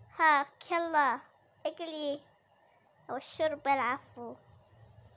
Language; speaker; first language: Arabic; native; Arabic